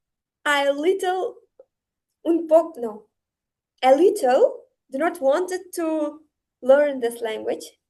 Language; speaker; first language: English; non-native, learner; Uzbek